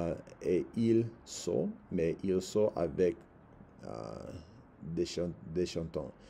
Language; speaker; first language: French; non-native, learner; English